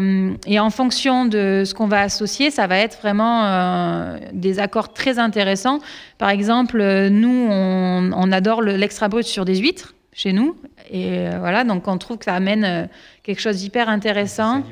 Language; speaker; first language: French; native; French